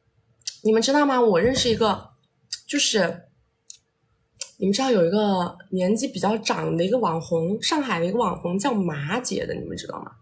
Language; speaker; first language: Chinese; native; Chinese